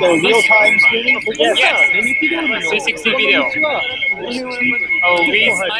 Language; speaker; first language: English; non-native, learner; Japanese